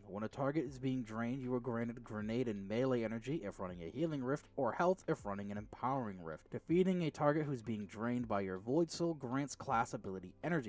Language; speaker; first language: English; native; English